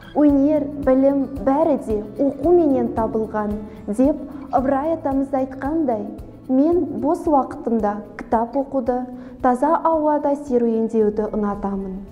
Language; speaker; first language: Kazakh; non-native, local second language; Russian